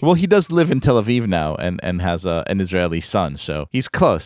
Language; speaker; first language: English; native; English